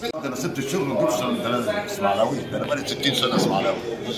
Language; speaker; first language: Arabic; native; Arabic